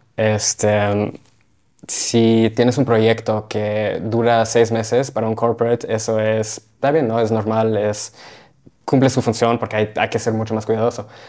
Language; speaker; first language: Spanish; early bilingual, heritage; Spanish